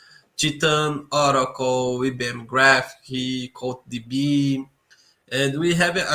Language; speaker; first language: English; non-native, learner; Portuguese